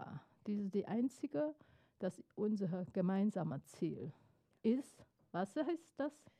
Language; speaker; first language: German; non-native, fluent; Chinese